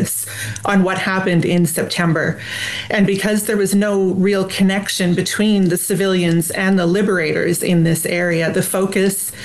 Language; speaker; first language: English; native; English